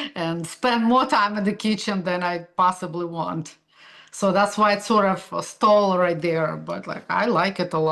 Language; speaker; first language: English; non-native, fluent; Russian